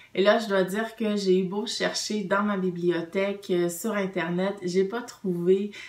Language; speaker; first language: French; native; French